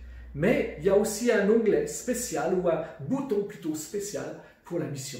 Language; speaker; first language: French; native; French